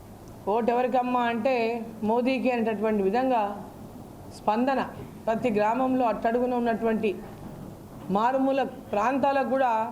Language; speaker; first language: Telugu; native; Telugu